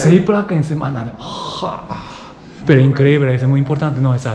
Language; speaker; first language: Spanish; non-native, learner; Japanese